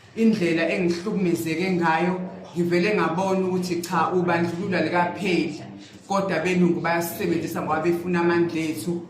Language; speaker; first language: Zulu; native; Zulu